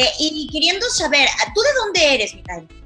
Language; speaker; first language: Spanish; native; Spanish